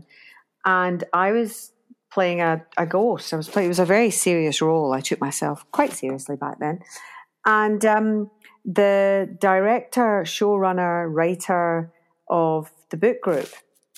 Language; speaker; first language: English; native; English